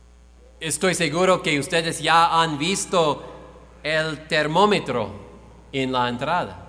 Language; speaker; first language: Spanish; non-native, fluent; English